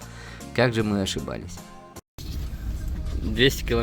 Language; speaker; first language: Russian; native; Russian